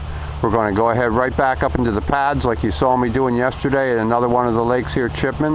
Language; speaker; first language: English; native; English